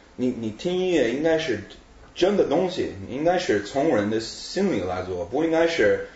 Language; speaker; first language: Chinese; non-native, fluent; English